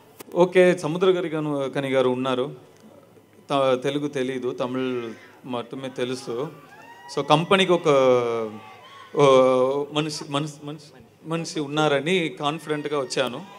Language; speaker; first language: Telugu; non-native, learner; Tamil